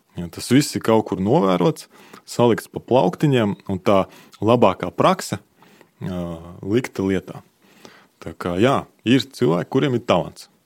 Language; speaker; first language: Latvian; non-native, local second language; Russian